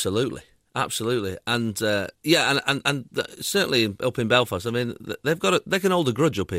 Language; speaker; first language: English; native; English